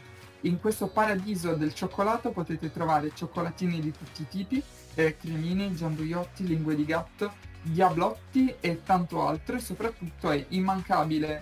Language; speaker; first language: Italian; native; Italian